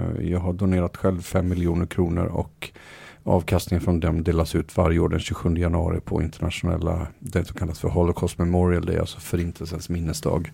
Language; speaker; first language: Swedish; native; Swedish